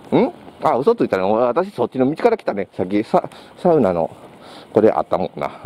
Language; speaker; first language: Japanese; native; Japanese